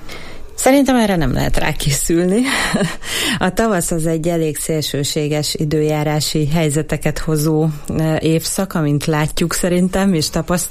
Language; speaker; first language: Hungarian; native; Hungarian